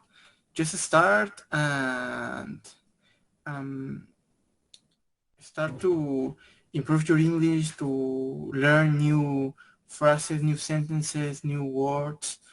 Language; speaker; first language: English; non-native, learner; Spanish